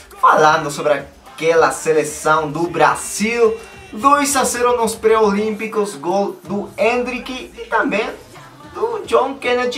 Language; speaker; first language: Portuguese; non-native, fluent; Spanish